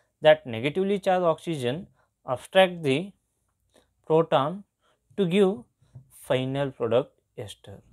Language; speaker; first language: English; non-native, local second language; Kannada